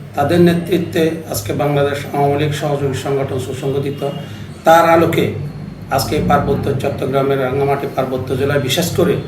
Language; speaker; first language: Bangla; non-native, local second language; Chakma